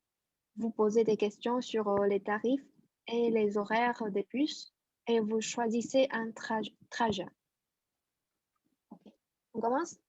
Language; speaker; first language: French; non-native, fluent; Chinese